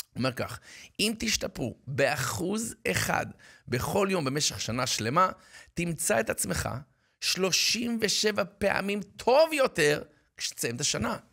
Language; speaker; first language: Hebrew; native; Hebrew